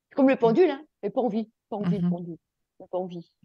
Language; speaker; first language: French; native; French